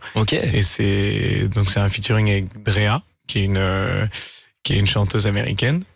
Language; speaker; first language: French; native; French